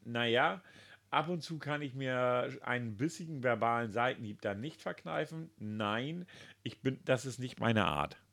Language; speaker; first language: German; native; German